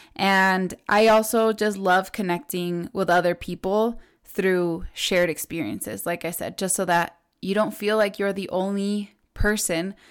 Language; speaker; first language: English; early bilingual, other home language; Spanish